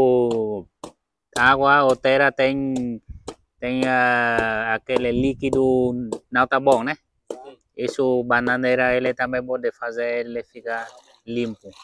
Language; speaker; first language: Portuguese; non-native, learner; Vietnamese